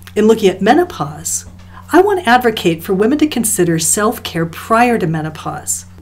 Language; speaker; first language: English; native; English